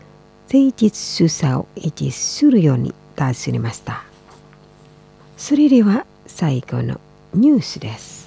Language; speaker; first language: Japanese; non-native, fluent; Indonesian